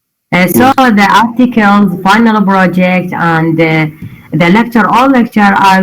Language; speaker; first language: English; non-native, learner; Arabic